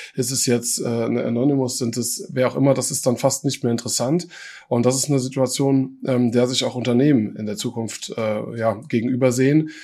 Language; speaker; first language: German; early bilingual, other home language; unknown